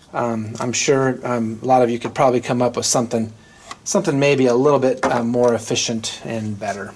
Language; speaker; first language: English; native; English